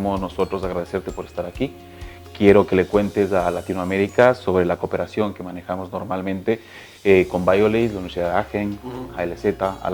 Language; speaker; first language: Spanish; native; Spanish